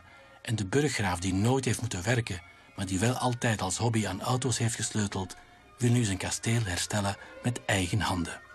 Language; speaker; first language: Dutch; native; Dutch